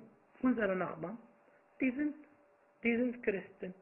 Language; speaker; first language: German; non-native, fluent; Arabic